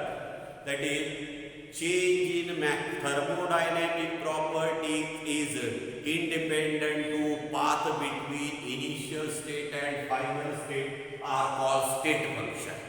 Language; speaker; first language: English; non-native, local second language; Marathi